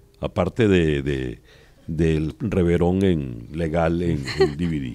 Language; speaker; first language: Spanish; native; Spanish